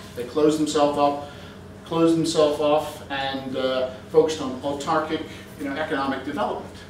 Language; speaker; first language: English; native; English